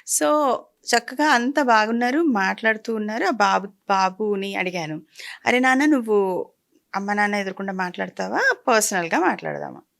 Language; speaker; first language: Telugu; native; Telugu